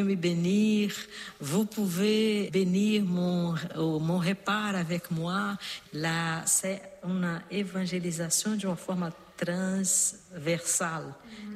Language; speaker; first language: French; non-native, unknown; Portuguese